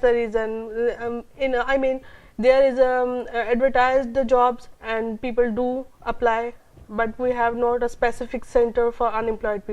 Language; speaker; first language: English; non-native, local second language; Urdu